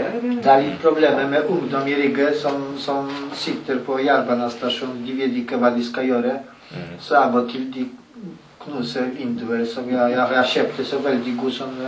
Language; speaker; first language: Norwegian; non-native, learner; Polish